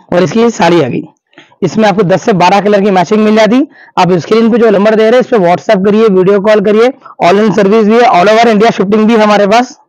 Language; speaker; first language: Hindi; non-native, local second language; Urdu